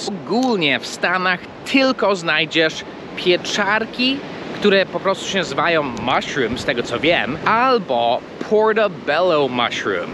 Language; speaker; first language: Polish; early bilingual, heritage; Polish